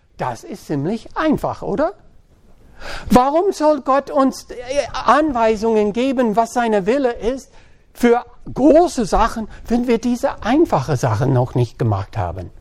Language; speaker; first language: German; non-native, fluent; English